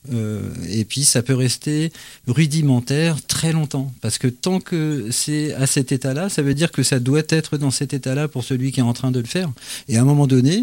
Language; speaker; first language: French; native; French